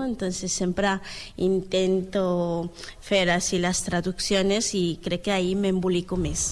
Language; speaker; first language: Catalan; non-native, learner; Spanish